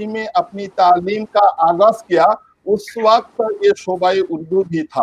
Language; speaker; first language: Urdu; non-native, local second language; Bangla